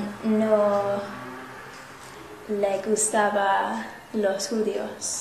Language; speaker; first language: Spanish; non-native, learner; English